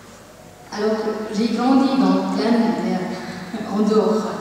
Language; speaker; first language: French; non-native, learner; Tamil